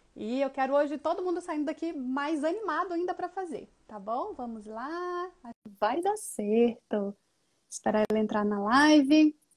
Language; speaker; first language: Portuguese; native; Portuguese